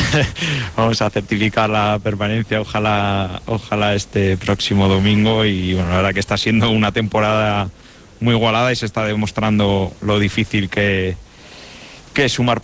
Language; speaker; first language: Spanish; native; Spanish